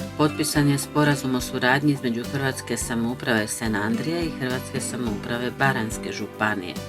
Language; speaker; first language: Bosnian; early bilingual, heritage; Croatian